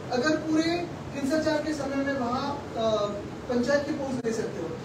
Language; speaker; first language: Hindi; non-native, local second language; Marathi